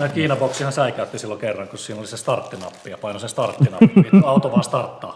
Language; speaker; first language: Finnish; native; Finnish